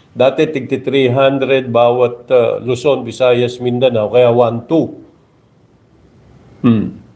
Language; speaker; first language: Filipino; native; Filipino